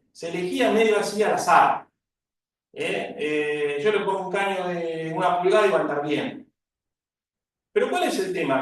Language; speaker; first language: Spanish; native; Spanish